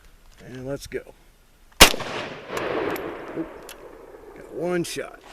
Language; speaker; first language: English; native; English